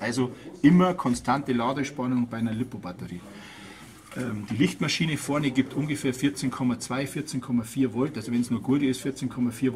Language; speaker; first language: German; native; German